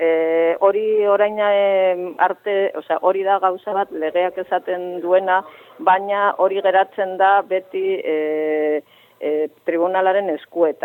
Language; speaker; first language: Basque; native; Basque